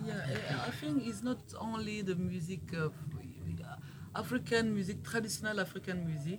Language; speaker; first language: English; non-native, learner; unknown